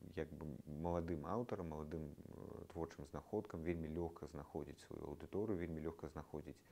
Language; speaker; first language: Belarusian; non-native, local second language; Russian